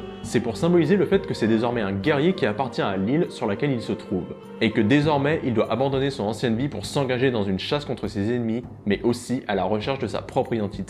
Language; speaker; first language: French; native; French